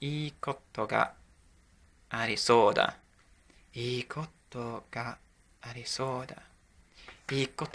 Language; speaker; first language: Japanese; non-native, learner; English